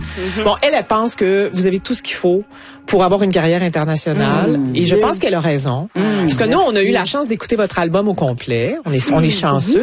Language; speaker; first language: French; native; French